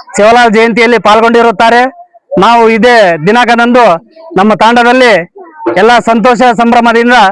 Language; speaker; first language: Kannada; non-native, local second language; Lambadi